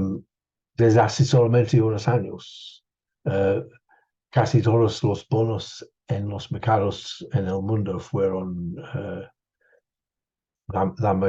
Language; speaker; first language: Spanish; non-native, fluent; English